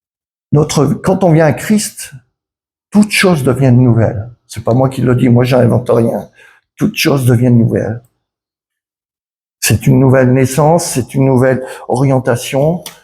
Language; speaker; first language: French; native; French